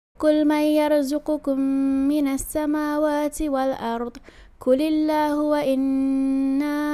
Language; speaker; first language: Arabic; non-native, learner; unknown